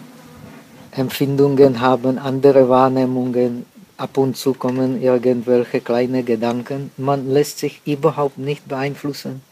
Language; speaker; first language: German; non-native, fluent; Czech